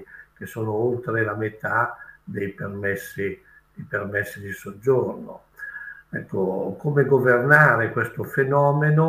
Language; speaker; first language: Italian; native; Italian